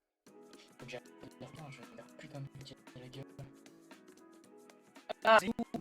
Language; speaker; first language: French; native; French